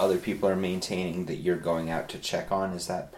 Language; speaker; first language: English; native; English